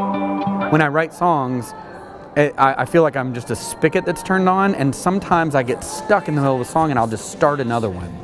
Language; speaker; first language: English; native; English